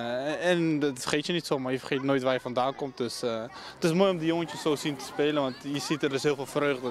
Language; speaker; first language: Dutch; early bilingual, other home language; Kurdish